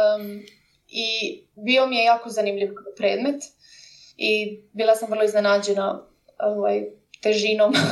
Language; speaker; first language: Croatian; native; Croatian